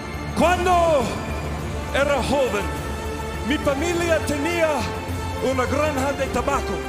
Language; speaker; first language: Spanish; non-native, learner; English